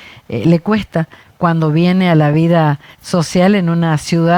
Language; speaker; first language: Spanish; native; Spanish